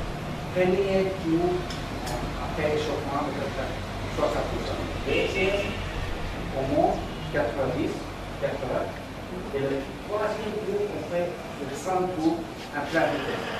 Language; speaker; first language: French; non-native, learner; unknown